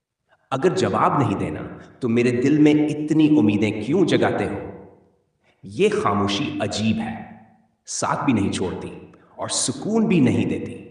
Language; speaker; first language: Urdu; native; Urdu